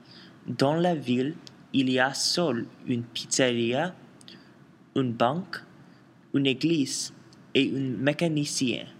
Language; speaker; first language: French; non-native, learner; English